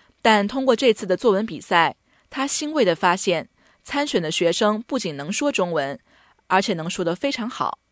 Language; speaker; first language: Chinese; native; Chinese